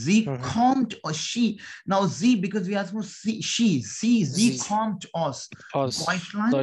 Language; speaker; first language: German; non-native, learner; Hindi